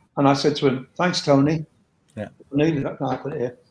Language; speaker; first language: English; native; English